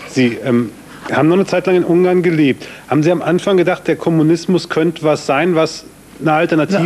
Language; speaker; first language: German; native; German